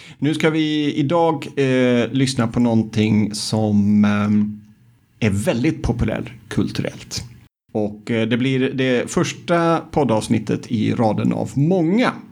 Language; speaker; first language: Swedish; native; Swedish